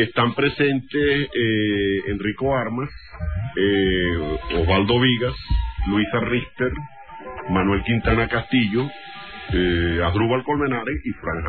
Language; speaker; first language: Spanish; native; Spanish